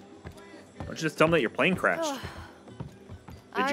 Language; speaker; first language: English; native; English